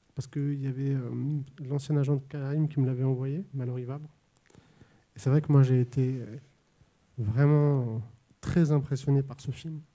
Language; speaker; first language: French; native; French